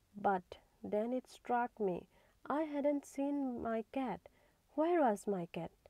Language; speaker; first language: English; non-native, local second language; Assamese